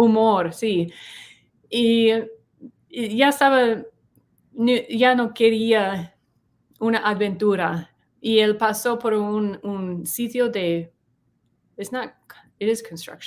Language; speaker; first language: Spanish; non-native, learner; English